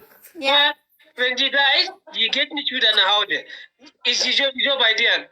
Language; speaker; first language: German; non-native, learner; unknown